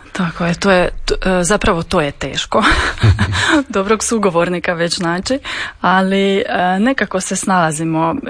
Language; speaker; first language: Croatian; non-native, local second language; Hungarian